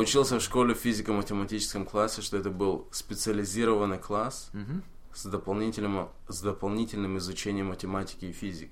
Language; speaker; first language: Russian; early bilingual, heritage; Russian